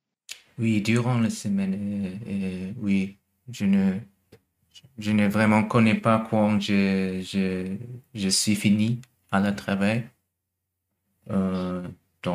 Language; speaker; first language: French; non-native, learner; German